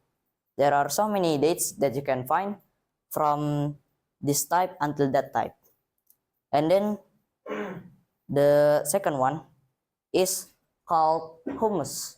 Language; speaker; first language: English; non-native, learner; Indonesian